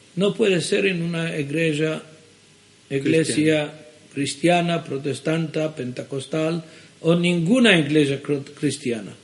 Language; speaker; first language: Spanish; early bilingual, heritage; Spanish